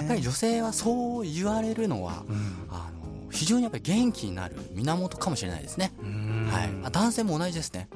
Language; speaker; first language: Japanese; native; Japanese